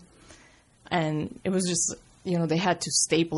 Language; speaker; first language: English; non-native, fluent; Russian